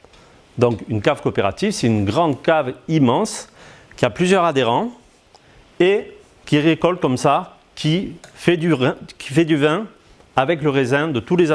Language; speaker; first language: French; native; French